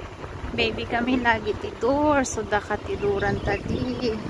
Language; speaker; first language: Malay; non-native, learner; Filipino